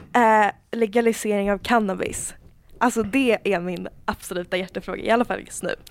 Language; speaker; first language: Swedish; native; Swedish